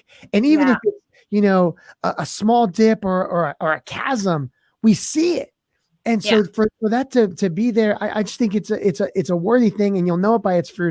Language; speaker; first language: English; native; English